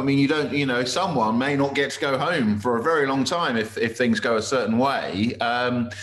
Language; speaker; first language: English; native; English